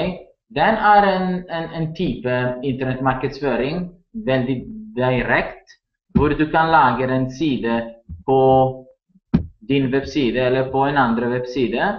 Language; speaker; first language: Norwegian; non-native, learner; Italian